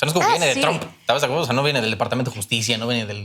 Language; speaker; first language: Spanish; native; Spanish